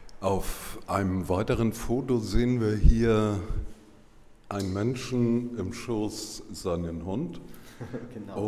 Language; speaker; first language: German; native; German